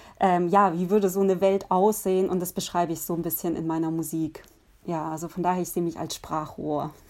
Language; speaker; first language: German; early bilingual, other home language; Polish